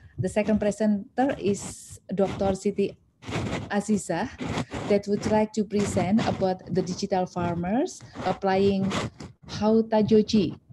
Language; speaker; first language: English; non-native, fluent; Indonesian